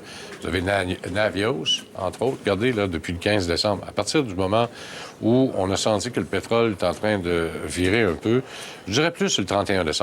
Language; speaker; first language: French; native; French